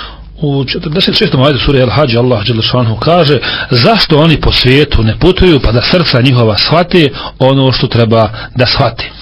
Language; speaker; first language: Serbian; native; Serbian